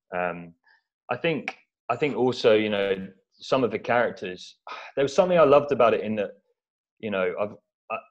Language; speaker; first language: English; native; English